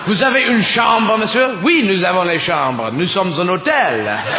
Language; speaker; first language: French; non-native, learner; English